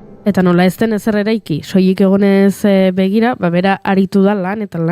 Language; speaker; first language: Basque; native; Basque